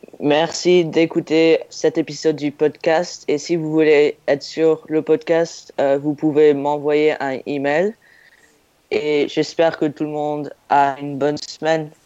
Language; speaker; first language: French; non-native, learner; English